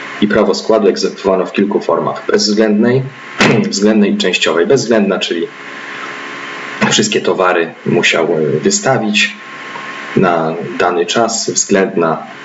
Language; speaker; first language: Polish; native; Polish